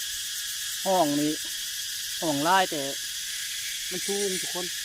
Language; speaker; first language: Thai; non-native, local second language; Northeastern Thai